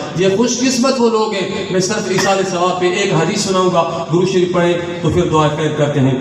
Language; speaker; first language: Urdu; non-native, local second language; Sindhi